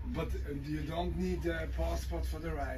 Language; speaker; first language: English; non-native, learner; German